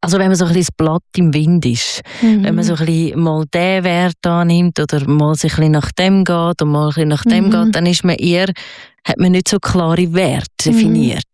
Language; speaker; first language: German; native; German